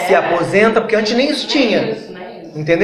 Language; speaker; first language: Portuguese; native; Portuguese